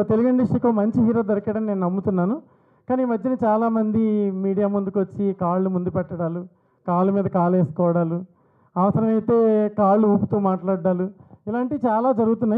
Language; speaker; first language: Telugu; native; Telugu